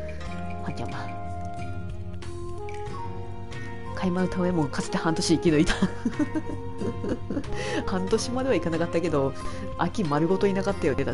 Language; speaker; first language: Japanese; native; Japanese